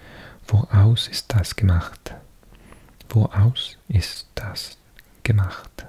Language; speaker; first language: German; non-native, learner; English